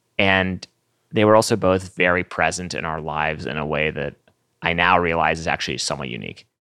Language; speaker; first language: English; native; English